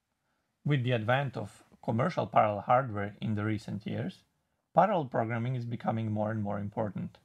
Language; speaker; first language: English; non-native, fluent; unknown